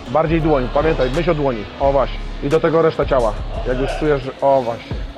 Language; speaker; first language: Polish; native; Polish